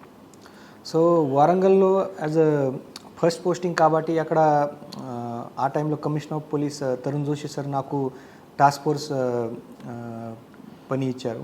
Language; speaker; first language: Telugu; non-native, fluent; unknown